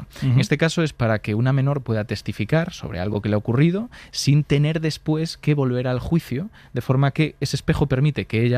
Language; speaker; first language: Spanish; native; Spanish